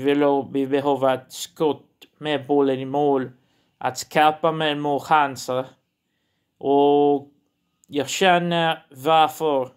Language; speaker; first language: Swedish; non-native, learner; Portuguese